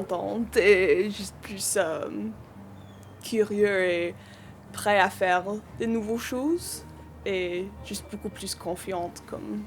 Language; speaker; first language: French; non-native, local second language; English